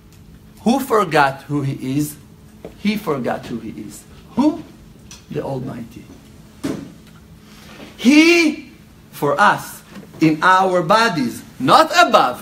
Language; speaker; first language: English; non-native, fluent; Hebrew